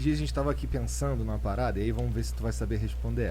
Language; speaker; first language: Portuguese; native; Portuguese